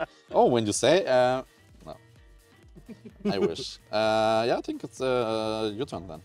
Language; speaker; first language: English; non-native, learner; German